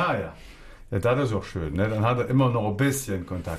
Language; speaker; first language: German; native; German